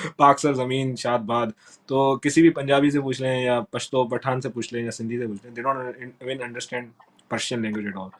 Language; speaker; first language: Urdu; non-native, local second language; Sindhi